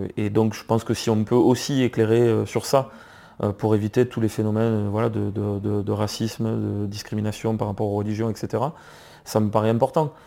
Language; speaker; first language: French; native; French